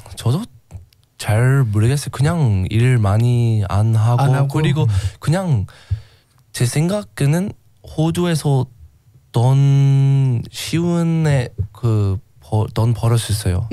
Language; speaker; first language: Korean; non-native, learner; English